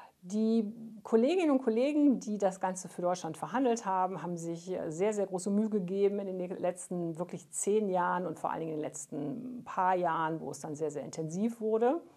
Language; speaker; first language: German; native; German